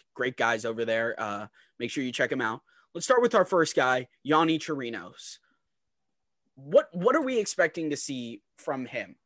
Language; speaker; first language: English; native; English